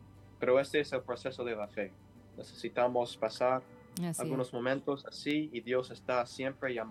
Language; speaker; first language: Spanish; non-native, learner; English